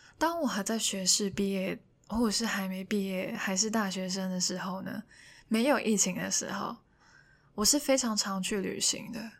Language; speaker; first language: Chinese; non-native, local second language; Cantonese